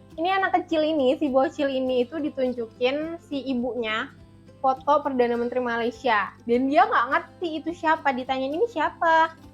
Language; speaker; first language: Indonesian; native; Indonesian